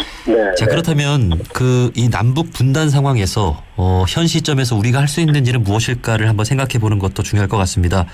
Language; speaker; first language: Korean; native; Korean